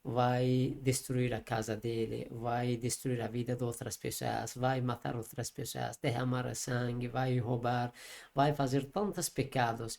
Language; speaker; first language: Portuguese; non-native, learner; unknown